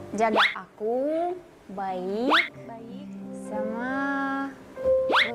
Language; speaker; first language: Indonesian; non-native, learner; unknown